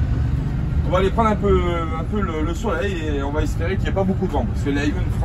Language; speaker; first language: French; native; French